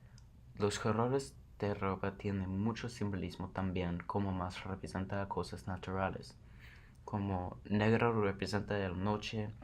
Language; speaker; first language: Spanish; non-native, learner; English